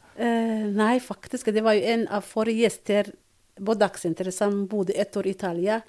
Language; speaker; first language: Norwegian; non-native, fluent; Somali